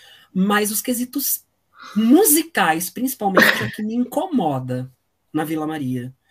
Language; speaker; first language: Portuguese; native; Portuguese